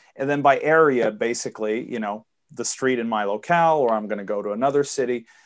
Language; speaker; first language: English; early bilingual, heritage; Swedish